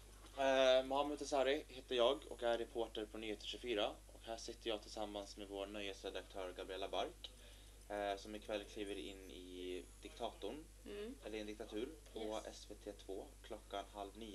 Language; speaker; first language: Swedish; native; Swedish